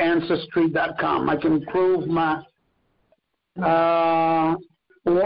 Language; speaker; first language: English; non-native, fluent; Spanish